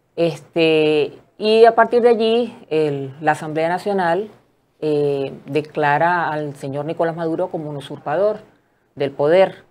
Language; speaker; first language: Spanish; native; Spanish